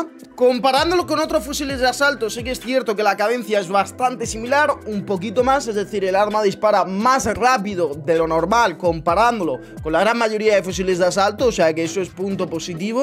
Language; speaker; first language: Spanish; native; Spanish